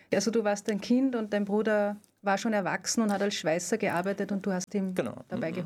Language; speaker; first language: German; native; German